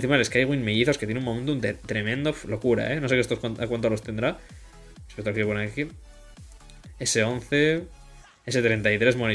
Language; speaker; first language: Spanish; native; Spanish